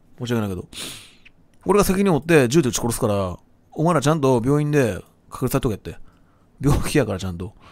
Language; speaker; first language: Japanese; native; Japanese